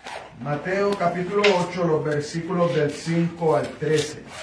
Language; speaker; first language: Spanish; native; Spanish